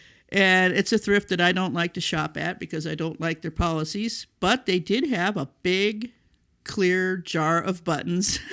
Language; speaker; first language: English; native; English